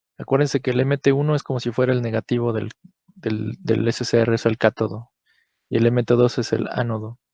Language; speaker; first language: Spanish; native; Spanish